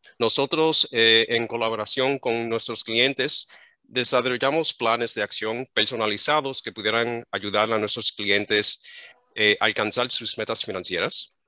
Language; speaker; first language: Spanish; early bilingual, heritage; English